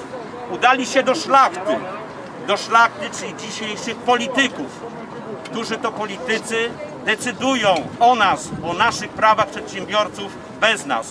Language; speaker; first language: Polish; native; Polish